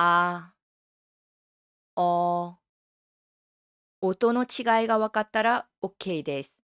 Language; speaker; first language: Japanese; non-native, fluent; Korean